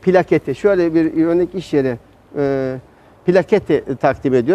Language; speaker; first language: Turkish; native; Turkish